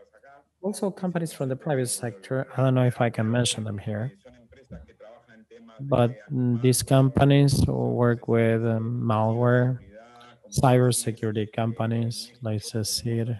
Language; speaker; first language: English; non-native, fluent; Spanish